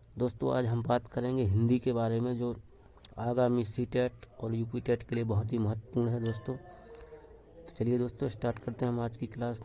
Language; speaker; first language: Hindi; native; Hindi